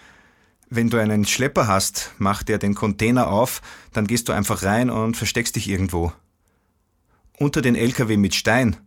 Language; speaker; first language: German; non-native, fluent; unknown